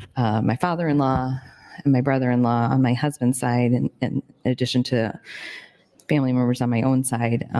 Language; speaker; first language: English; native; English